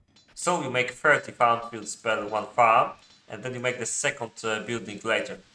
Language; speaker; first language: English; non-native, fluent; Polish